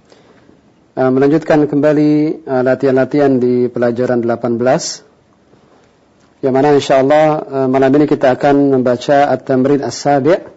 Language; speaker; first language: Indonesian; native; Indonesian